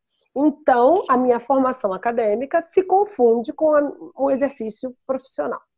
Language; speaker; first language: Portuguese; native; Portuguese